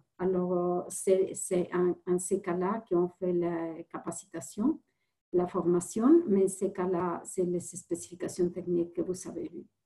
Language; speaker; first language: French; non-native, fluent; Spanish